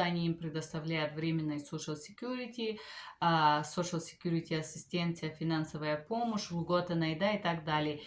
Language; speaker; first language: Russian; non-native, fluent; Bulgarian